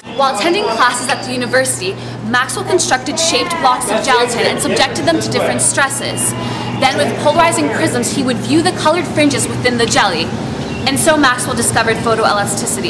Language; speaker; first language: English; native; English